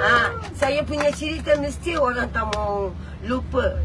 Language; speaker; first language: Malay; non-native, local second language; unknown